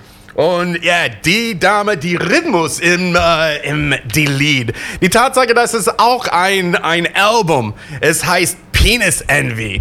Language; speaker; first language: German; non-native, fluent; English